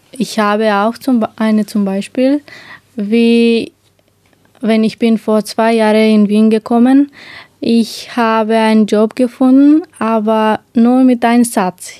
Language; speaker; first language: German; non-native, learner; Romanian